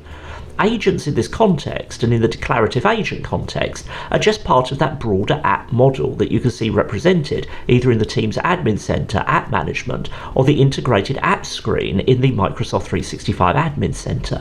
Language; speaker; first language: English; native; English